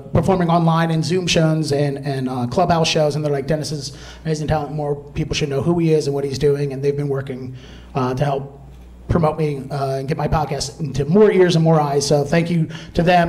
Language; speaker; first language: English; native; English